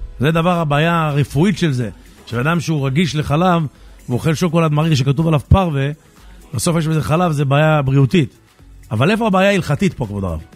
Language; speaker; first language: Hebrew; native; Hebrew